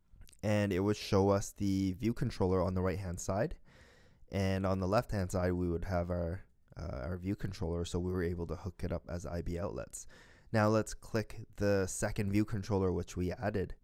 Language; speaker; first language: English; native; English